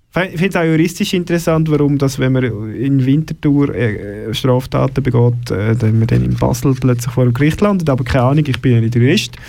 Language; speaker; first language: German; native; German